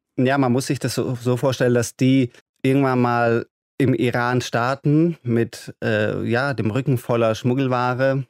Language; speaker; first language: German; native; German